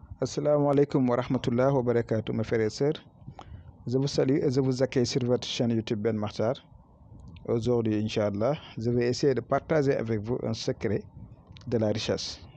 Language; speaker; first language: French; non-native, local second language; Wolof